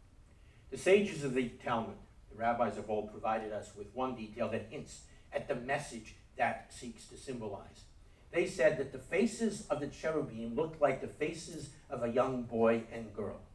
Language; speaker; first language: English; native; English